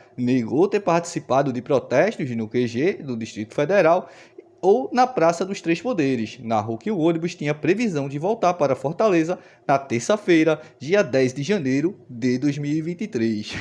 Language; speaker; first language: Portuguese; native; Portuguese